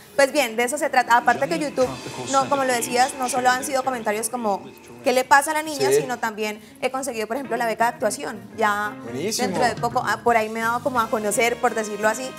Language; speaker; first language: Spanish; native; Spanish